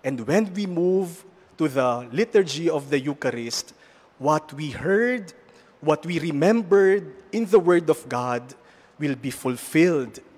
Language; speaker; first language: English; non-native, local second language; Filipino